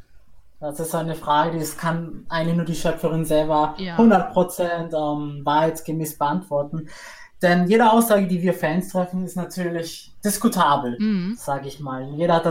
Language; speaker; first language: German; native; German